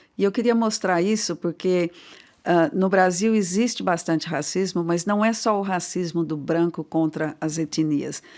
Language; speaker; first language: Portuguese; native; Portuguese